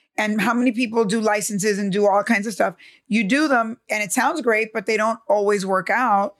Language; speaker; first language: English; early bilingual, other home language; Spanish